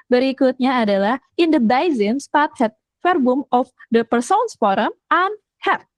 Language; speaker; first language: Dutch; non-native, fluent; Indonesian